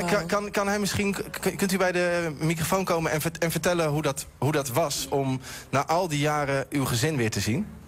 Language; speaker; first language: Dutch; native; Dutch